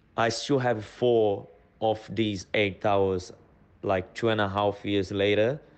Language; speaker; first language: English; non-native, fluent; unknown